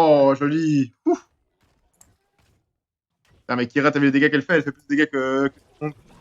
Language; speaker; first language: French; native; French